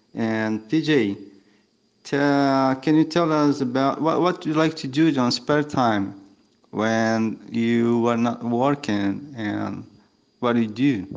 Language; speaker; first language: English; non-native, fluent; Portuguese